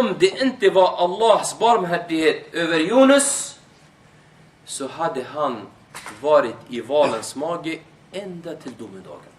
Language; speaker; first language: Swedish; non-native, fluent; Arabic